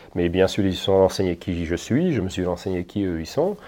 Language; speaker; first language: French; non-native, fluent; Hungarian